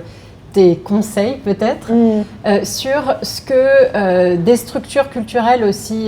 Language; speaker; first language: French; native; French